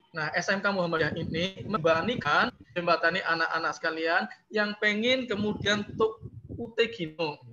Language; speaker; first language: Indonesian; native; Indonesian